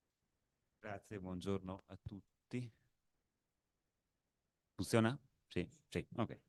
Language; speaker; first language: Italian; native; Italian